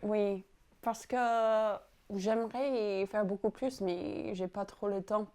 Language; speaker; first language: French; non-native, fluent; English